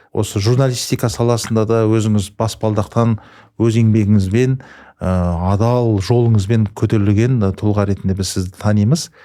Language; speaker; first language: Kazakh; native; Kazakh